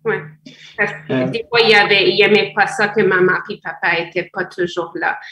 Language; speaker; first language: French; non-native, fluent; English